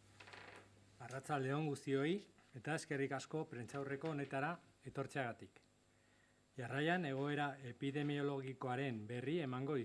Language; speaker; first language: Basque; non-native, local second language; Spanish